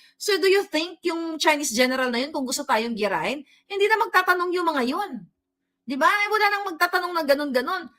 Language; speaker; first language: Filipino; non-native, local second language; Cebuano